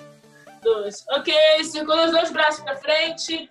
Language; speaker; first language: Portuguese; native; Portuguese